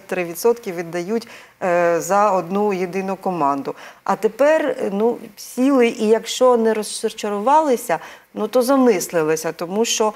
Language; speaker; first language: Ukrainian; native; Ukrainian